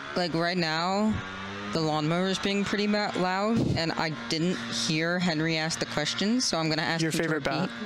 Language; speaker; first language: English; native; English